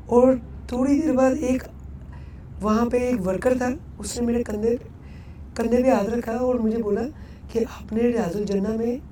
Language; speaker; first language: Urdu; non-native, local second language; Punjabi